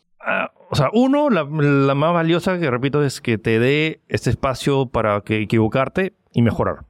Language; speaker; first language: Spanish; early bilingual, other home language; French